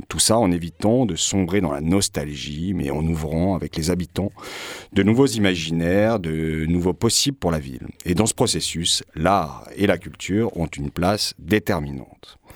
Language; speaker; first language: French; native; French